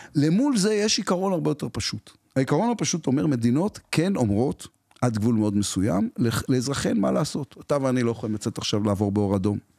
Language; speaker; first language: Hebrew; native; Hebrew